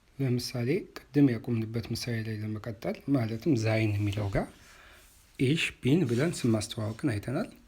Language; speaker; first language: Amharic; native; Amharic